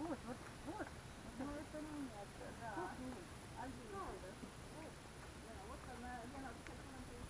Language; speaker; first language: Russian; native; Russian